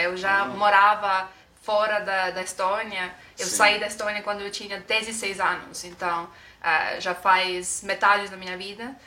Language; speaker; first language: Portuguese; non-native, fluent; Estonian